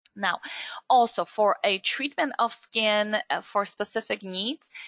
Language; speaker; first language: English; non-native, fluent; Polish